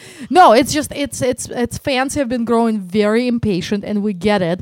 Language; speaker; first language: English; non-native, fluent; Russian